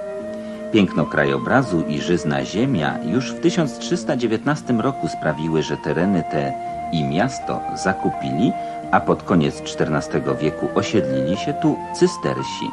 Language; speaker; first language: Polish; native; Polish